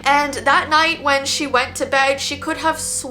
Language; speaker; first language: English; native; English